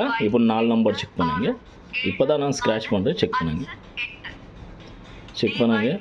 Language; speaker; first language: Tamil; non-native, local second language; Malayalam